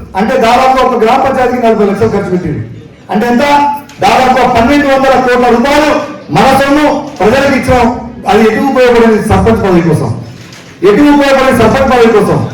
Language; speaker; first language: Telugu; non-native, local second language; Lambadi